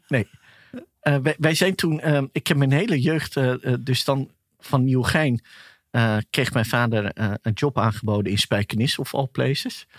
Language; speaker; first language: Dutch; early bilingual, other home language; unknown